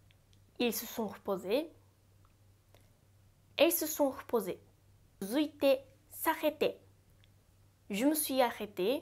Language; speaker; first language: French; non-native, fluent; Japanese